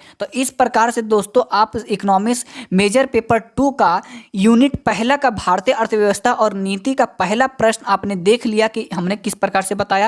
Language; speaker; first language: Hindi; native; Hindi